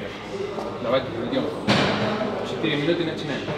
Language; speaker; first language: Russian; non-native, learner; Spanish